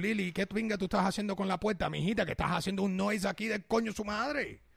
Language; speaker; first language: Spanish; early bilingual, heritage; Spanish